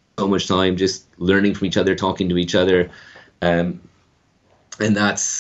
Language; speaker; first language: English; native; English